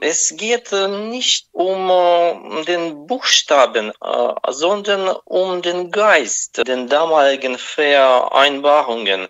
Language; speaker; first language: German; non-native, fluent; Russian